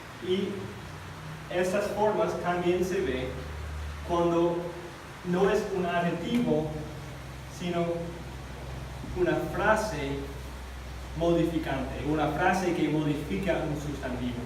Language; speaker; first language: Spanish; non-native, fluent; English